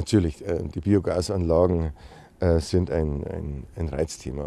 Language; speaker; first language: German; native; German